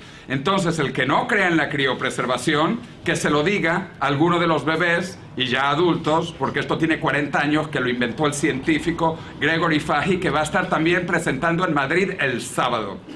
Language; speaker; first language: Spanish; native; Spanish